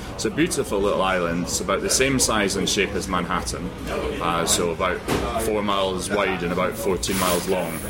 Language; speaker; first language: English; native; English